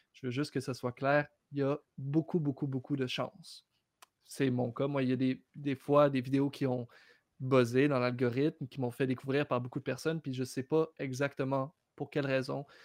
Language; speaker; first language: French; native; French